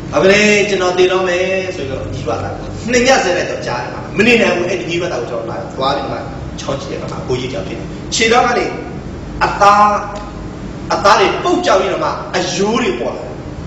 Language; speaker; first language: Burmese; non-native, local second language; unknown